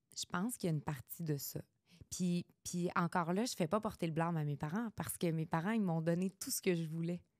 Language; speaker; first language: French; native; French